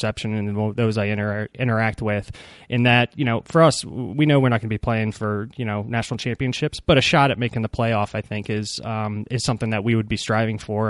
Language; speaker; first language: English; native; English